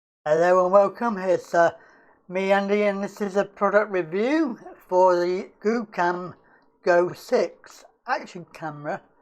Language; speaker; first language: English; native; English